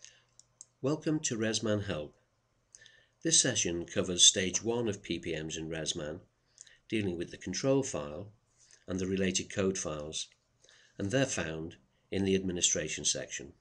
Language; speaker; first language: English; native; English